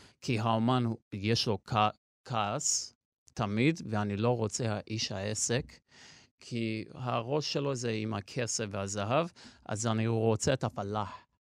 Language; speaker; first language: Hebrew; non-native, local second language; Armenian